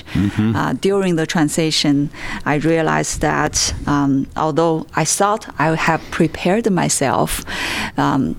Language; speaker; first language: English; non-native, fluent; Chinese